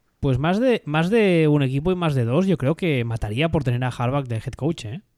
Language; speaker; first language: Spanish; native; Spanish